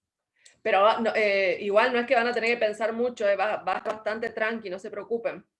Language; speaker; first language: Spanish; native; Spanish